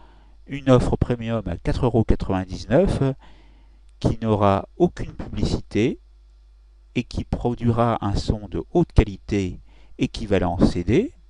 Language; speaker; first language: French; native; French